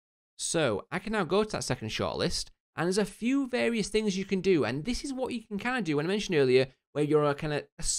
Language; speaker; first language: English; native; English